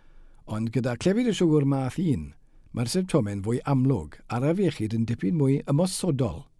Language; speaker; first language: Welsh; native; Welsh